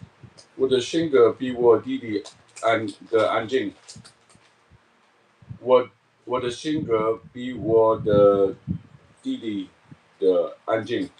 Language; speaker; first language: Chinese; non-native, learner; English